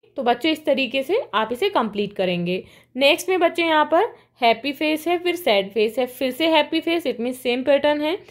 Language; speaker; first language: Hindi; native; Hindi